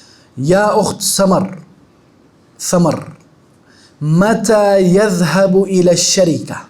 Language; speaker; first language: Arabic; non-native, fluent; Urdu